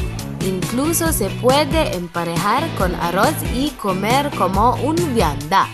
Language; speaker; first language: Spanish; non-native, learner; Filipino